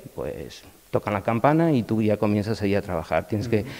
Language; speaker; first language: Spanish; native; Spanish